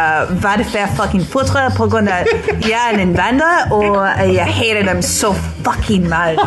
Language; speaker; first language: Danish; non-native, learner; English